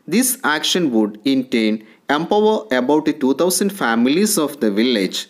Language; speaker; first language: English; non-native, local second language; Malayalam